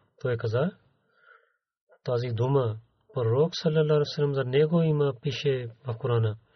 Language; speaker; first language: Bulgarian; non-native, learner; Urdu